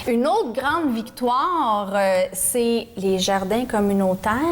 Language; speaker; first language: French; native; French